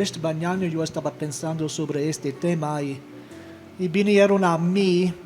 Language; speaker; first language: Spanish; non-native, fluent; English